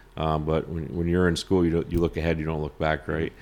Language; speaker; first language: English; native; English